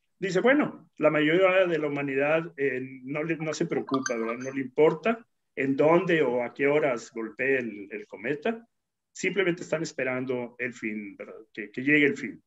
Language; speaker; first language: Spanish; native; Spanish